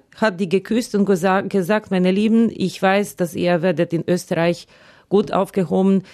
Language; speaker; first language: German; non-native, fluent; Ukrainian